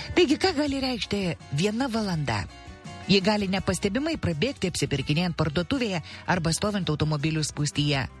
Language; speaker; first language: Lithuanian; native; Lithuanian